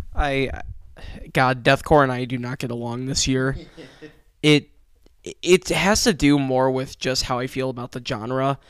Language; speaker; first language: English; early bilingual, other home language; Spanish